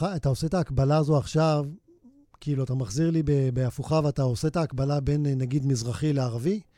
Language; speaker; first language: Hebrew; native; Hebrew